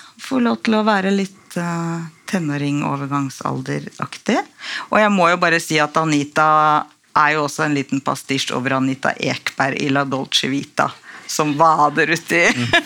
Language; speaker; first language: Norwegian; native; Norwegian